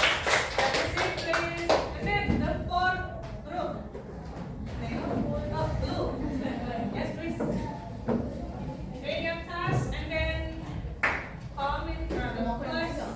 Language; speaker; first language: English; non-native, fluent; Indonesian